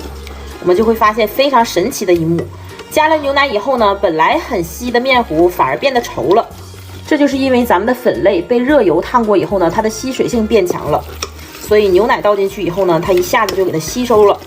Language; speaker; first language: Chinese; native; Chinese